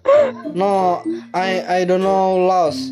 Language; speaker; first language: English; non-native, learner; Indonesian